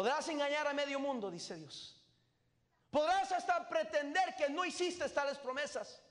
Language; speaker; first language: Spanish; native; Spanish